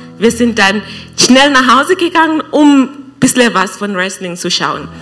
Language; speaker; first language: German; non-native, learner; English